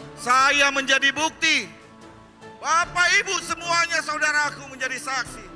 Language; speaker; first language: Indonesian; native; Indonesian